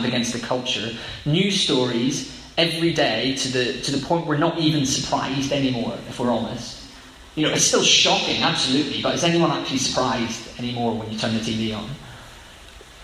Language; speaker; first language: English; native; English